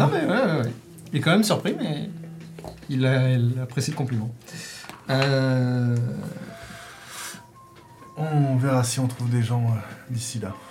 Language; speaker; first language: French; native; French